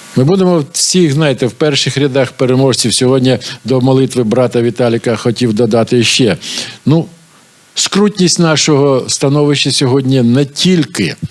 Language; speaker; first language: Ukrainian; non-native, local second language; Russian